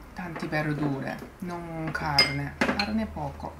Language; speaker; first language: Italian; non-native, learner; Japanese